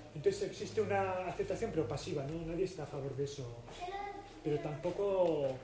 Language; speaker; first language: Spanish; non-native, local second language; Basque